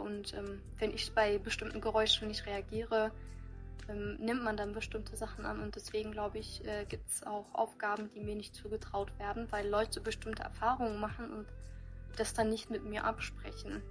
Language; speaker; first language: German; early bilingual, other home language; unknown